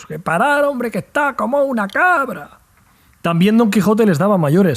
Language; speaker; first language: Spanish; native; Spanish